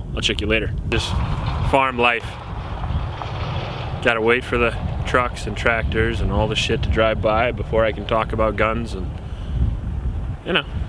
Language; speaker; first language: English; native; English